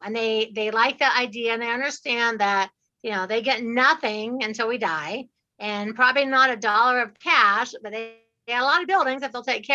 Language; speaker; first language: English; native; English